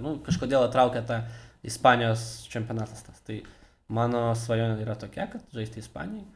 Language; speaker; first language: Lithuanian; non-native, local second language; Russian